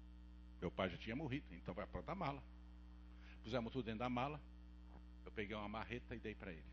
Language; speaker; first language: Portuguese; native; Portuguese